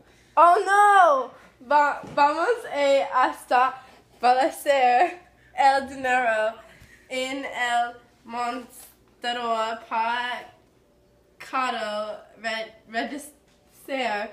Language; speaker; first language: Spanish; non-native, learner; English